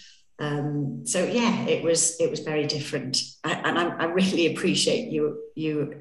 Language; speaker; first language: English; native; English